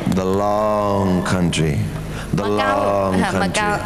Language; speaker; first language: English; non-native, fluent; Thai